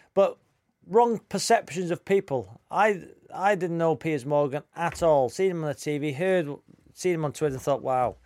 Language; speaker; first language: English; native; English